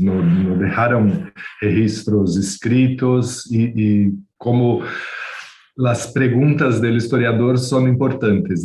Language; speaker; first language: Portuguese; non-native, fluent; Spanish